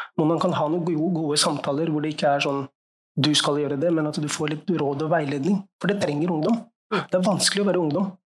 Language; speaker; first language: Norwegian; early bilingual, other home language; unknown